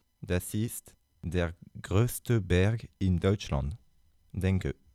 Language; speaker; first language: German; non-native, learner; French